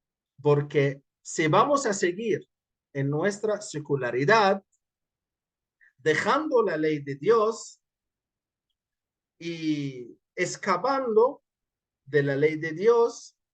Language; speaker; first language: Spanish; non-native, fluent; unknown